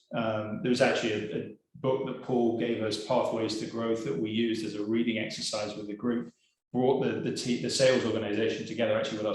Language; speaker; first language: English; native; English